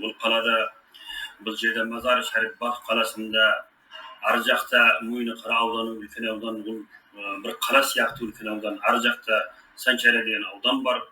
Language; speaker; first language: Kazakh; early bilingual, heritage; Kazakh